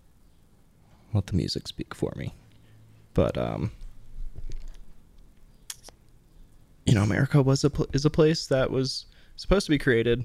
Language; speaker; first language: English; native; English